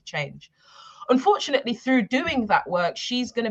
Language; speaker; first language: English; native; English